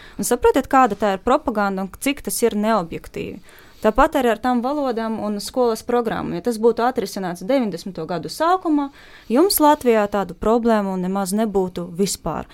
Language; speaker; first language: Latvian; non-native, fluent; Ukrainian